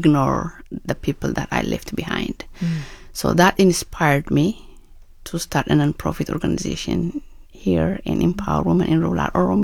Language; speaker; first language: English; non-native, fluent; Oromo